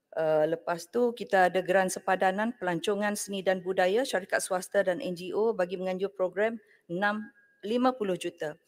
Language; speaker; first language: Malay; native; Malay